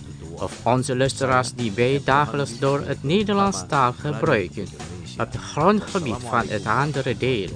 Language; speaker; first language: Dutch; non-native, learner; Indonesian